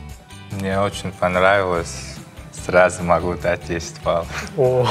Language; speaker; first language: Russian; non-native, fluent; Turkmen